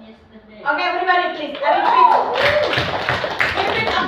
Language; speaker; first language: English; non-native, learner; Indonesian